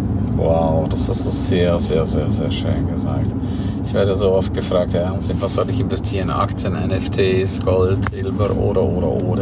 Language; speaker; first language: German; native; German